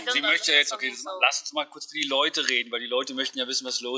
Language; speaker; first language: German; native; German